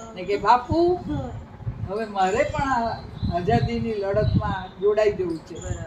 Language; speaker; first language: Gujarati; native; Gujarati